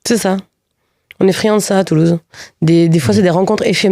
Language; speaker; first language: French; native; French